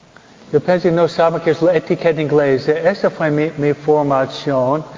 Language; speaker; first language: Spanish; non-native, fluent; English